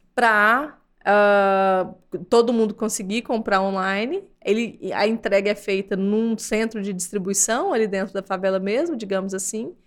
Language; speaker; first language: Portuguese; native; Portuguese